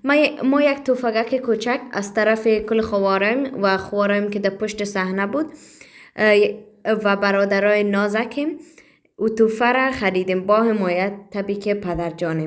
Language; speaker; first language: Persian; early bilingual, heritage; Persian